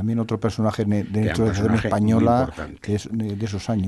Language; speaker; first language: Spanish; native; Spanish